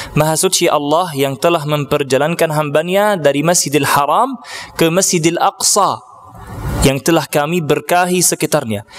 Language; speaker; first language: Malay; non-native, fluent; Arabic